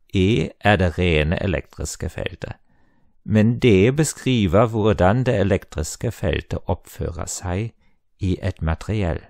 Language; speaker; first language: Norwegian; non-native, fluent; German